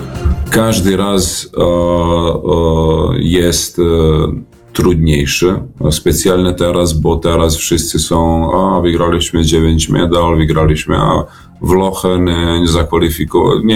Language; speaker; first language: Polish; non-native, learner; Serbian